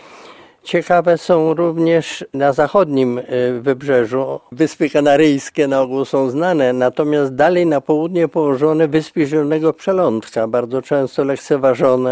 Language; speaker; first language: Polish; native; Polish